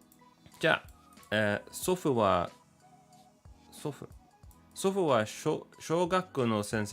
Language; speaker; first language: Japanese; non-native, learner; English